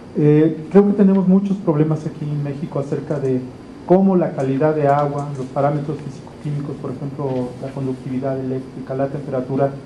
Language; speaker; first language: Spanish; native; Spanish